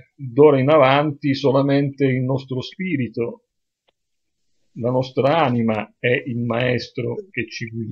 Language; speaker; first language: Italian; native; Italian